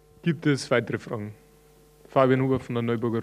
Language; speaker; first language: German; native; German